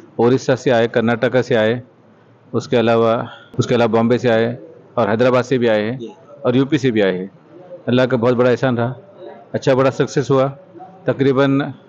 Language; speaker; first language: Hindi; non-native, local second language; Urdu